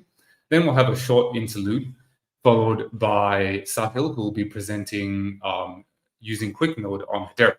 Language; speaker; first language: English; native; English